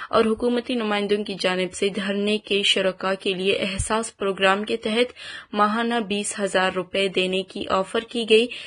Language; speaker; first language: Urdu; non-native, local second language; Baluchi